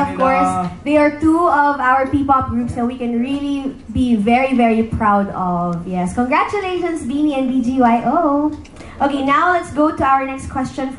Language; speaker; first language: English; non-native, local second language; Filipino